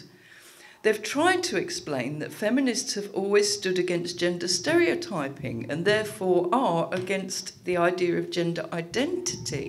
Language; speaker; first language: English; native; English